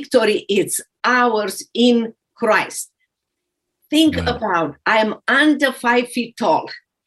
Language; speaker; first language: English; non-native, fluent; Romanian